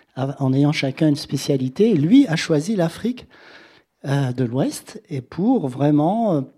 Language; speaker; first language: French; native; French